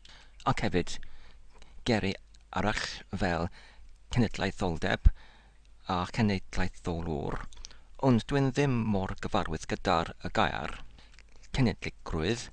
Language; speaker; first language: Welsh; non-native, learner; English